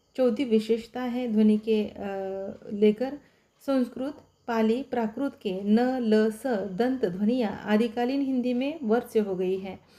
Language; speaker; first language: Hindi; non-native, local second language; Marathi